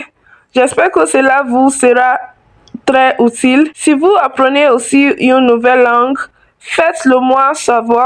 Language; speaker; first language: French; non-native, learner; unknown